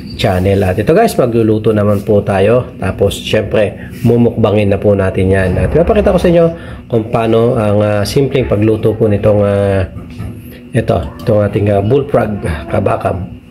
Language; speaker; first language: Filipino; non-native, local second language; Iloko